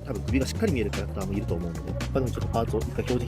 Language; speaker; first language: Japanese; native; Japanese